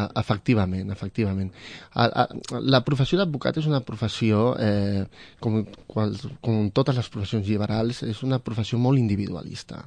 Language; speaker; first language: Catalan; non-native, local second language; Spanish